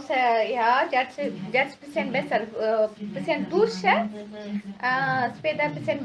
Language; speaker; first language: German; non-native, learner; Tamil